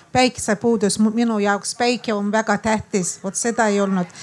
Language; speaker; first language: Estonian; non-native, fluent; Azerbaijani